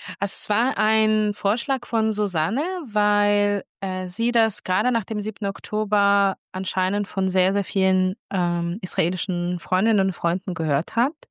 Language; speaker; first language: German; early bilingual, other home language; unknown